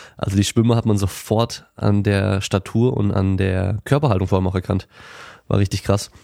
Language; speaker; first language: German; native; German